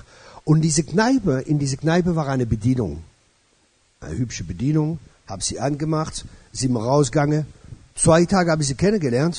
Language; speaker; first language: German; non-native, fluent; French